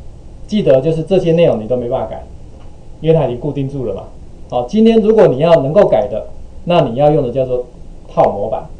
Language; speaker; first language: Chinese; native; Chinese